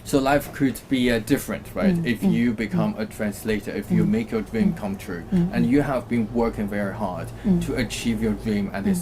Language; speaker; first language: English; non-native, fluent; Chinese